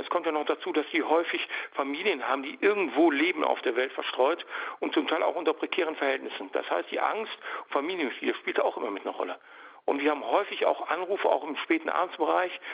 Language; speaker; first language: German; native; German